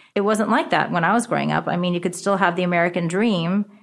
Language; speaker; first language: English; early bilingual, other home language; Japanese